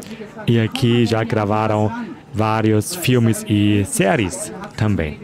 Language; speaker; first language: Portuguese; non-native, fluent; German